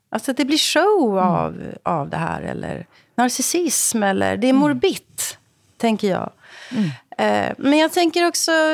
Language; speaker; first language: Swedish; native; Swedish